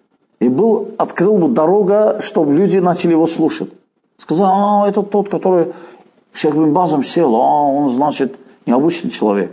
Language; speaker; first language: Russian; non-native, fluent; Azerbaijani